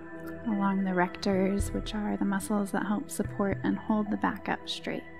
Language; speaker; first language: English; native; English